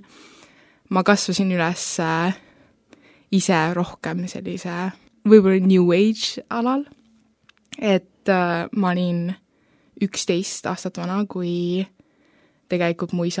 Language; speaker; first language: Estonian; early bilingual, heritage; Estonian